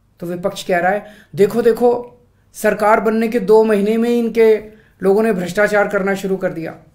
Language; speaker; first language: Hindi; native; Hindi